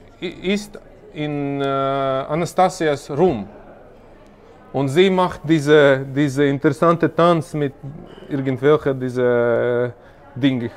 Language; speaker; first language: German; non-native, learner; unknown